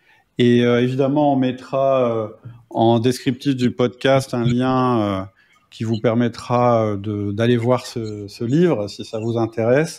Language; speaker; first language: French; native; French